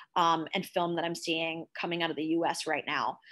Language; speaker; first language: English; native; English